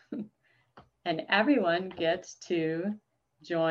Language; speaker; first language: English; native; English